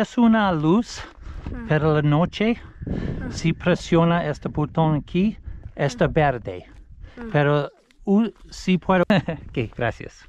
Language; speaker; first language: Spanish; non-native, learner; English